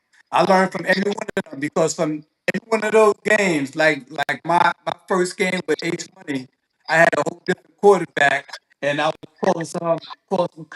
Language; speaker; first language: English; native; English